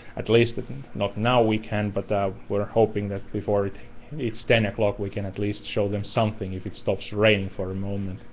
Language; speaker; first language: English; non-native, fluent; Finnish